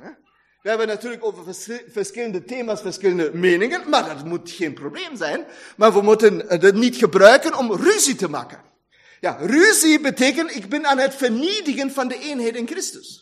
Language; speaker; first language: Dutch; non-native, fluent; German